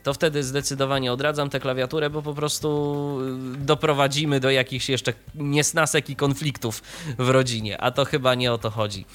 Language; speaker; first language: Polish; native; Polish